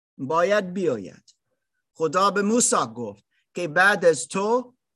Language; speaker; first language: Persian; non-native, learner; German